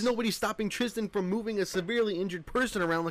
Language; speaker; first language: English; native; English